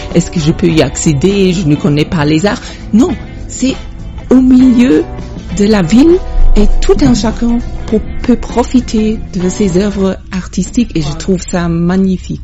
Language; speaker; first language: French; non-native, fluent; German